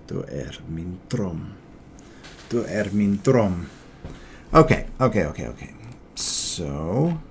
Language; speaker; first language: Swedish; non-native, learner; English